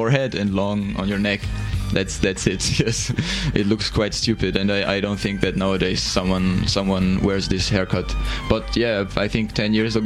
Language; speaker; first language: English; non-native, fluent; German